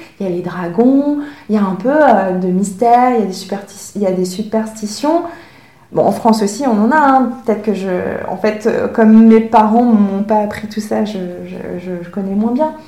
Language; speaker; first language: French; early bilingual, other home language; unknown